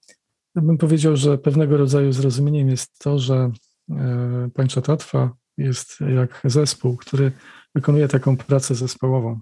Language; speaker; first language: Polish; native; Polish